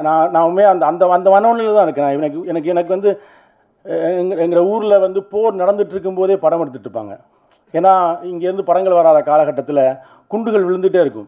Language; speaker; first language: Tamil; native; Tamil